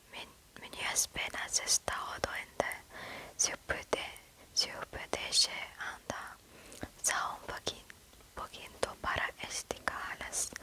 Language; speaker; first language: Portuguese; non-native, learner; English